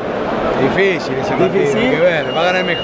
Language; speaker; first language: Spanish; native; Spanish